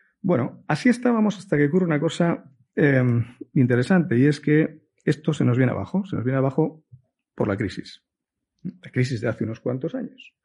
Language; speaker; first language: Spanish; native; Spanish